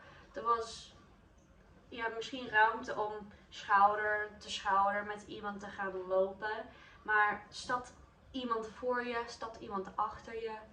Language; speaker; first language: Dutch; non-native, learner; English